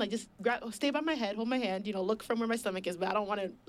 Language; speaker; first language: English; native; English